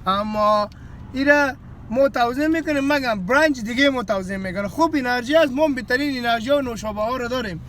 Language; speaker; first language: Persian; native; Persian